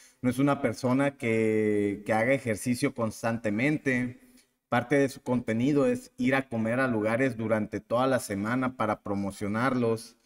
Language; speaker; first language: Spanish; native; Spanish